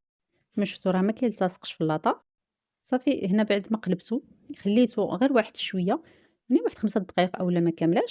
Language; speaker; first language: Arabic; native; Arabic